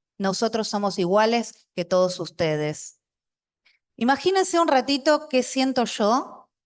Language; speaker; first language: Spanish; non-native, local second language; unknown